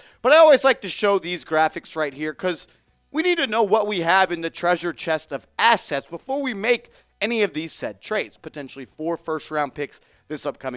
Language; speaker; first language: English; native; English